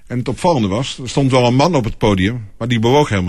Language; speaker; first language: Dutch; native; Dutch